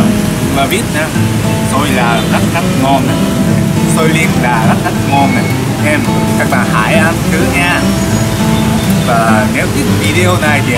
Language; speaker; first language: Vietnamese; non-native, learner; Japanese